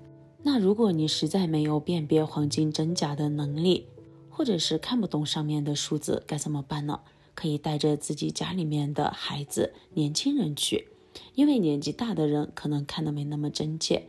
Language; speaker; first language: Chinese; native; Chinese